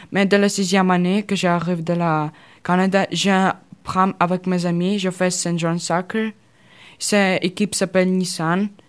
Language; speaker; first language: French; non-native, learner; Russian